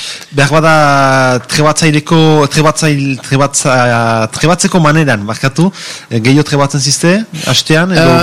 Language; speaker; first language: Basque; native; Basque